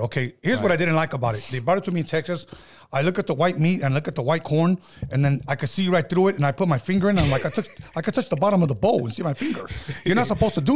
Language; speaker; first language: English; native; English